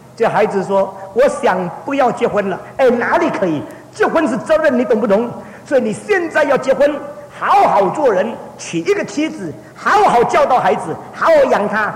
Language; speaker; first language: Chinese; early bilingual, heritage; Chinese